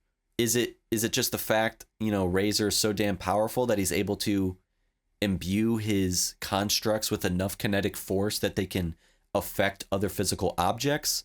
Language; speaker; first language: English; native; English